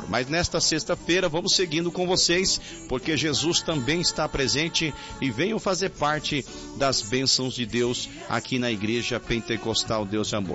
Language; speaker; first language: Portuguese; native; Portuguese